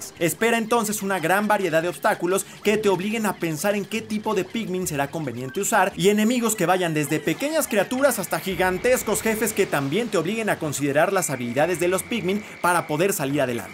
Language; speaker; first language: Spanish; native; Spanish